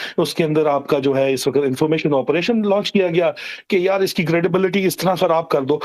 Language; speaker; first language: Urdu; non-native, local second language; Punjabi